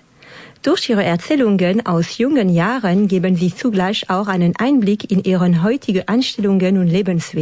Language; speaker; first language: German; native; German